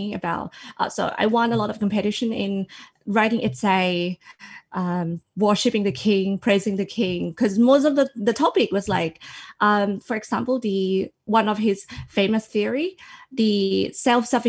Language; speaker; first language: English; non-native, fluent; Thai